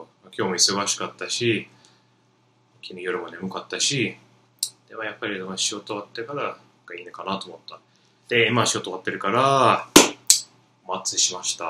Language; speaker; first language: Japanese; non-native, fluent; English